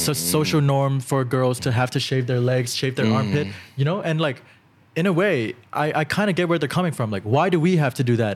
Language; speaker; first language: English; early bilingual, other home language; Thai